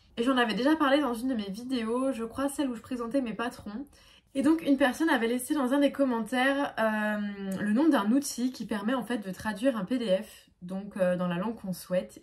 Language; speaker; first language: French; native; French